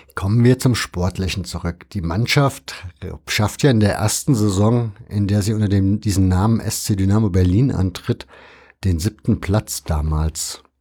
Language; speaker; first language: German; native; German